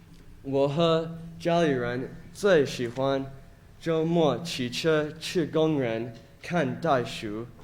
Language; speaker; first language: Chinese; non-native, fluent; English